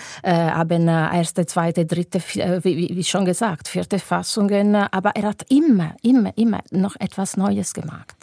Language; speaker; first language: German; non-native, fluent; Italian